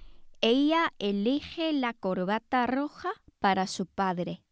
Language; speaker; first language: Spanish; non-native, fluent; Korean